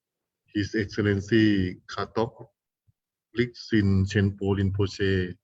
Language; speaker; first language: English; non-native, fluent; Thai